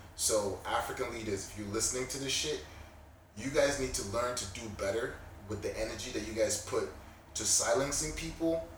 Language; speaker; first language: English; native; English